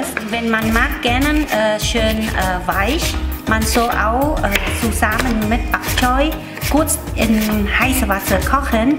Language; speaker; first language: German; non-native, learner; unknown